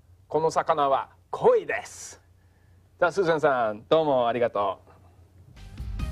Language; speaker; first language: Japanese; non-native, fluent; English